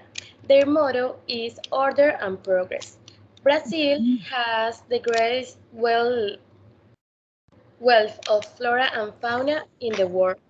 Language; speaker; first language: English; non-native, learner; Spanish